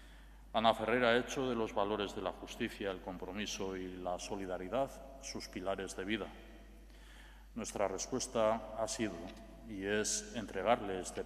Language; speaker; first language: Spanish; native; Spanish